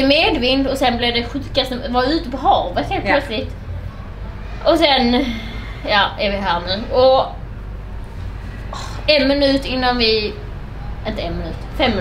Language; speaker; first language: Swedish; native; Swedish